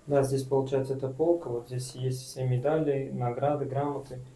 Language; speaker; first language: Russian; non-native, local second language; Kazakh